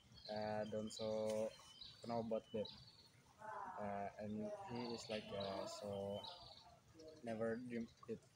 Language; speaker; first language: English; non-native, learner; Indonesian